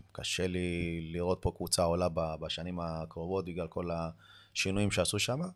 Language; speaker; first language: Hebrew; early bilingual, other home language; Amharic